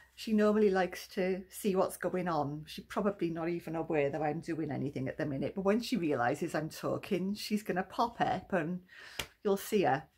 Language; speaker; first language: English; native; English